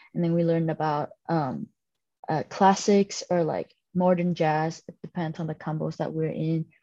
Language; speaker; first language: English; non-native, fluent; Vietnamese